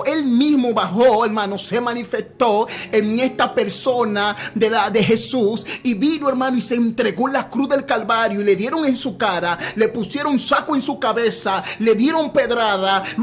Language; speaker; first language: Spanish; native; Spanish